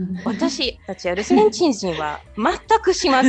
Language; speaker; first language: Japanese; non-native, fluent; Spanish